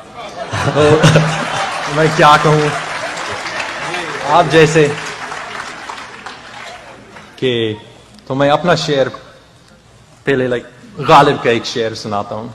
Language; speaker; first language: Urdu; non-native, fluent; English